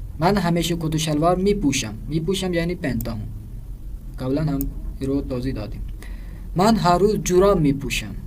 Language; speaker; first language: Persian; non-native, fluent; Urdu